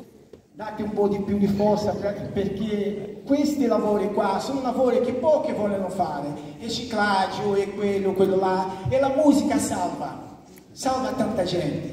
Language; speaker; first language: Italian; non-native, fluent; Portuguese